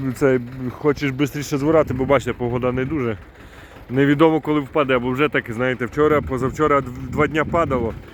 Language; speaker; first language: Ukrainian; native; Ukrainian